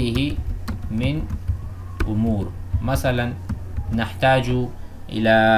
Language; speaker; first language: Arabic; non-native, fluent; Urdu